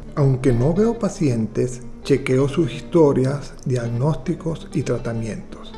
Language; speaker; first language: Spanish; native; Spanish